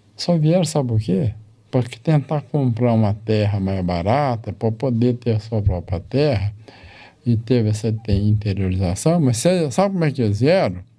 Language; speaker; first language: Portuguese; native; Portuguese